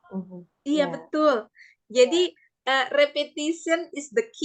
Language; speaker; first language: English; non-native, fluent; Indonesian